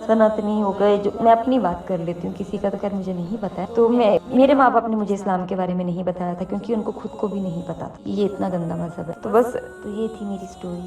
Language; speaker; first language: Hindi; native; Hindi